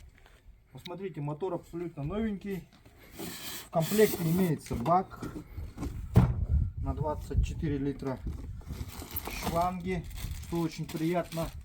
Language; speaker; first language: Russian; native; Russian